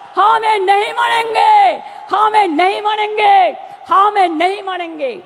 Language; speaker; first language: Hindi; non-native, local second language; Bangla